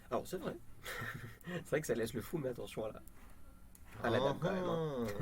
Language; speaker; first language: French; native; French